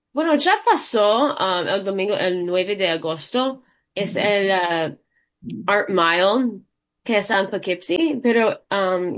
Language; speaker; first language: Spanish; early bilingual, heritage; Spanish